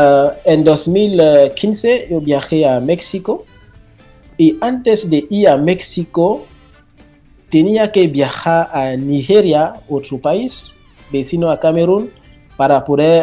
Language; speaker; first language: Spanish; non-native, fluent; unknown